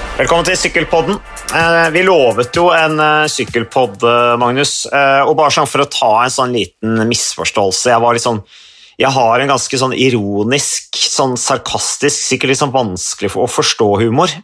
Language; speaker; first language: Norwegian; native; Norwegian